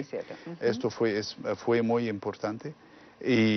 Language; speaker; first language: Spanish; non-native, learner; Arabic